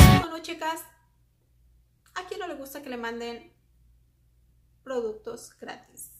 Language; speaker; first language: Spanish; native; Spanish